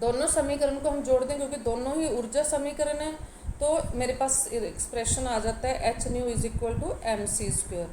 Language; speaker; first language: Hindi; native; Hindi